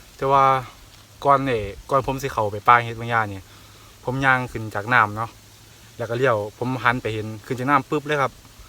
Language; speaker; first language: Thai; native; Thai